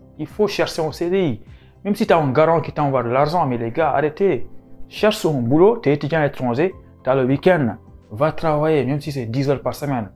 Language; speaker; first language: French; non-native, local second language; Wolof